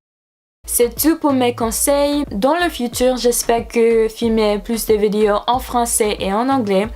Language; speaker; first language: French; non-native, learner; English